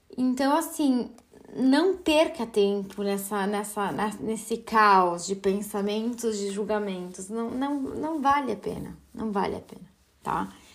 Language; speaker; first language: Portuguese; early bilingual, heritage; Portuguese